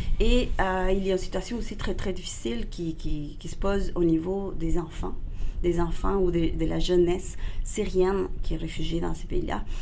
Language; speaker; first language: French; non-native, fluent; Spanish